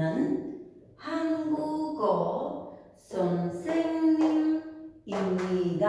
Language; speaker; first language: Korean; non-native, fluent; Albanian